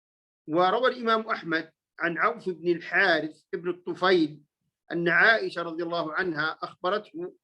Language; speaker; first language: Arabic; native; Arabic